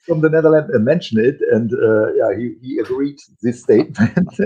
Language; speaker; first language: English; non-native, fluent; German